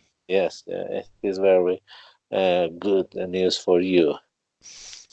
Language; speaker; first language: English; non-native, learner; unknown